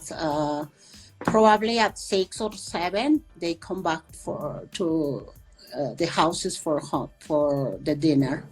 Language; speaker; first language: English; non-native, fluent; Spanish